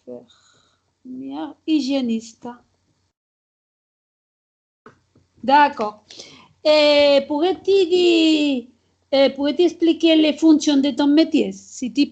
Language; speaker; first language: French; non-native, learner; Catalan